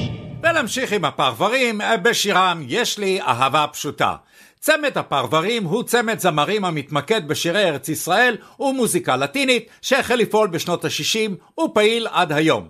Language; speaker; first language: Hebrew; native; Hebrew